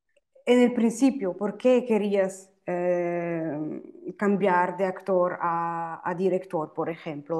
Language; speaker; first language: Spanish; non-native, fluent; German